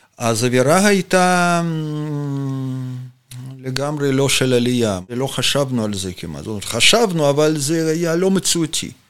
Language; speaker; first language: Hebrew; non-native, fluent; Russian